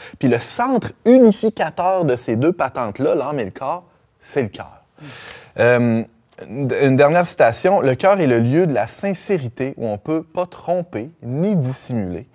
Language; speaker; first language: French; native; French